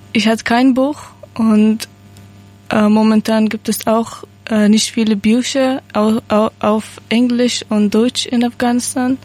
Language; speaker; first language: German; non-native, learner; Persian